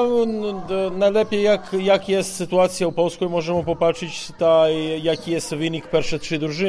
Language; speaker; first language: Polish; non-native, learner; Serbian